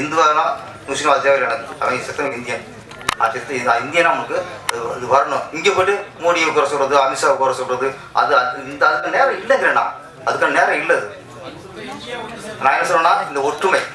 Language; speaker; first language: Tamil; native; Tamil